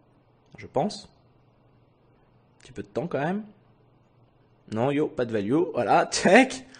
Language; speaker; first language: French; native; French